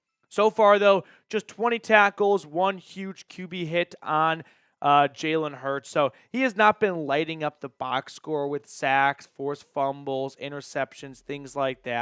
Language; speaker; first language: English; native; English